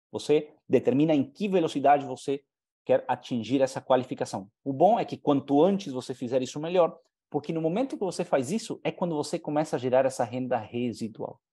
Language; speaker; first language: Portuguese; non-native, fluent; Spanish